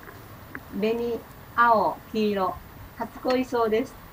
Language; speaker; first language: Japanese; native; Japanese